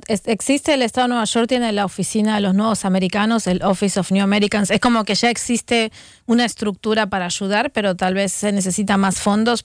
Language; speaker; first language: Spanish; native; Spanish